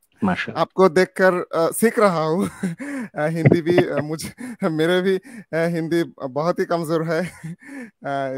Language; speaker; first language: Hindi; non-native, learner; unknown